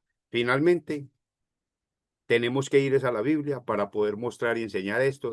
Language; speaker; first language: Spanish; native; Spanish